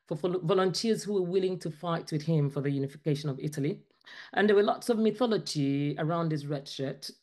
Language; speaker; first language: English; non-native, local second language; Ibibio